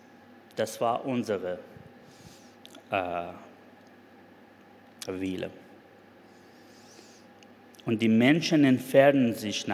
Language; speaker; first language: German; non-native, fluent; Persian